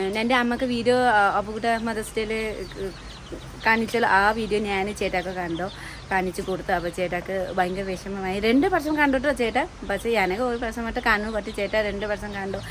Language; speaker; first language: Malayalam; non-native, learner; Nepali